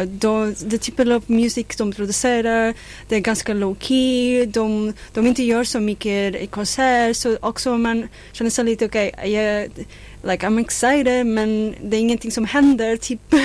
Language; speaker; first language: Swedish; non-native, fluent; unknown